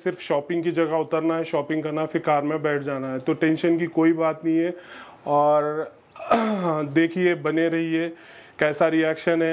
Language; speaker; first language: Hindi; native; Hindi